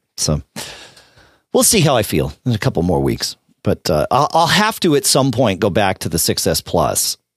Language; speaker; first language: English; native; English